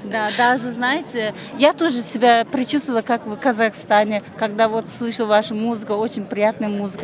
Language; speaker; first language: Russian; non-native, fluent; Turkmen